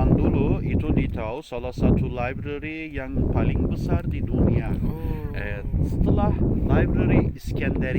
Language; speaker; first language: Indonesian; non-native, fluent; Turkish